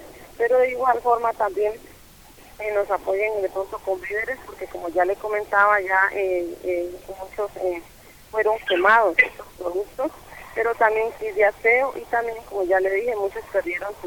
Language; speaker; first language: Spanish; native; Spanish